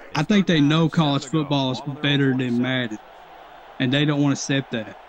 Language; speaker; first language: English; native; English